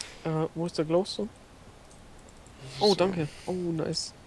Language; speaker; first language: German; native; German